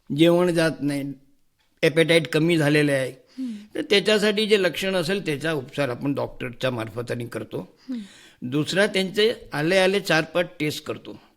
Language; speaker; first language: Marathi; non-native, local second language; Hindi